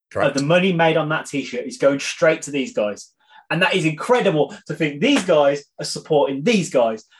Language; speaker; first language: English; native; English